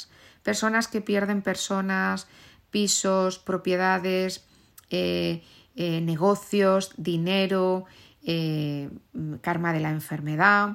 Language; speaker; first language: Spanish; native; Spanish